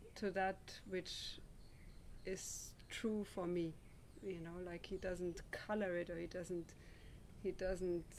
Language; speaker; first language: English; non-native, fluent; German